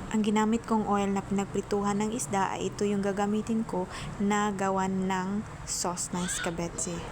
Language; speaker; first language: Filipino; non-native, local second language; Cebuano